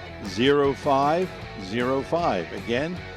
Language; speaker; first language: English; native; English